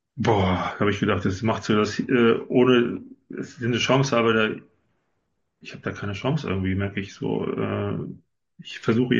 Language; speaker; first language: German; native; German